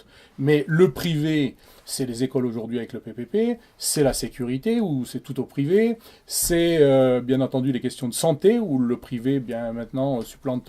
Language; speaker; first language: French; native; French